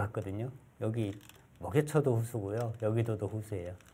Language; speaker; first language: Korean; native; Korean